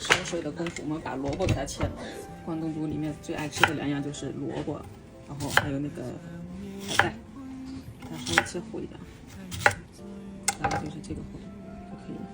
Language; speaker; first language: Chinese; native; Chinese